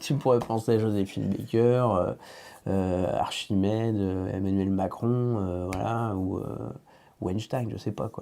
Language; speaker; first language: French; native; French